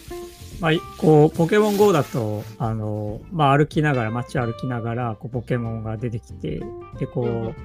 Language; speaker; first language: Japanese; native; Japanese